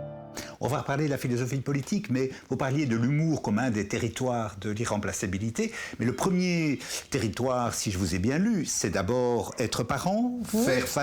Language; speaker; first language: French; native; French